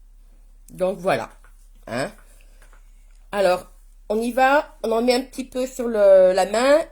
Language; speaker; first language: French; native; French